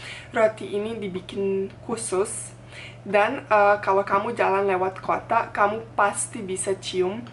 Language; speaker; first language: Indonesian; non-native, fluent; Bosnian